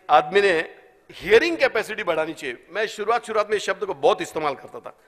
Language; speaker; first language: Hindi; non-native, local second language; Marathi